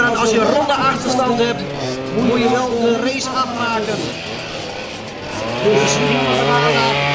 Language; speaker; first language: Dutch; native; Dutch